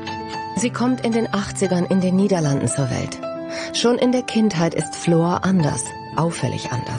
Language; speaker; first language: German; native; German